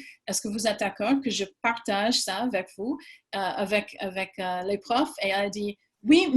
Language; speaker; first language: French; non-native, fluent; English